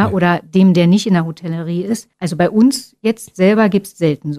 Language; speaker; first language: German; native; German